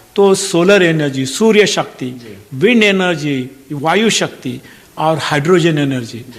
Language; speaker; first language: Hindi; non-native, local second language; Marathi